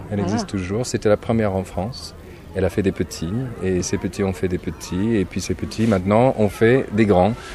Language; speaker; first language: French; non-native, fluent; English